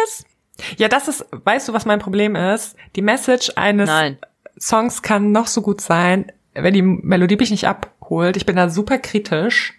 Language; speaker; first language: German; native; German